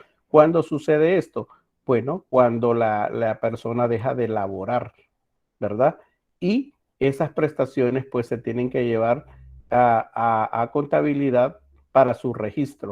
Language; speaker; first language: Spanish; native; Spanish